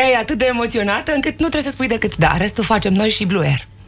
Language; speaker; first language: Romanian; native; Romanian